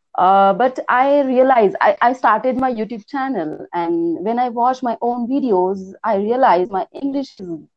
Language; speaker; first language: English; non-native, local second language; Hindi